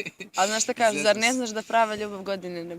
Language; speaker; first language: Bosnian; native; Bosnian